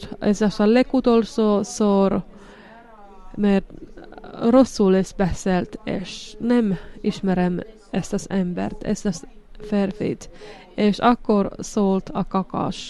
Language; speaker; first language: Hungarian; non-native, learner; Finnish